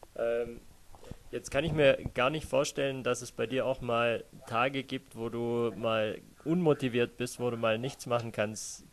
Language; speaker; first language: German; native; German